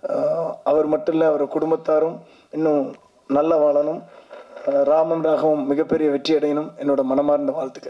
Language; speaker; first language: Tamil; native; Tamil